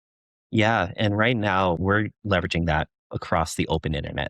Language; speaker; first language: English; native; English